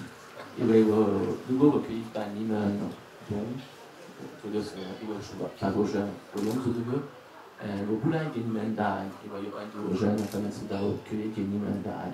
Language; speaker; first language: Chinese; non-native, learner; French